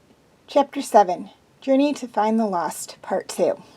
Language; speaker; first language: English; native; English